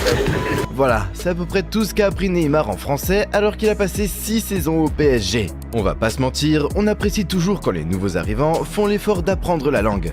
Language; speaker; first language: French; native; French